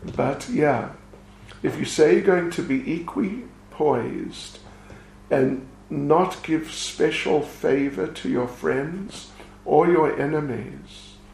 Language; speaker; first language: English; native; English